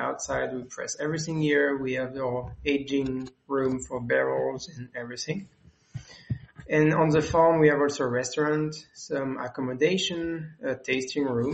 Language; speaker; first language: English; non-native, fluent; French